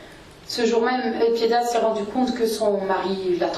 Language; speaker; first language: French; native; French